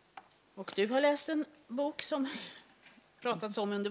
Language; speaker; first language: Swedish; native; Swedish